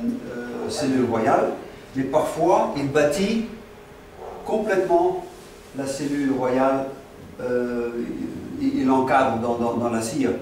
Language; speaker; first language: French; non-native, fluent; Dutch